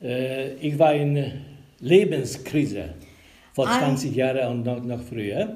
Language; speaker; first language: German; non-native, learner; Polish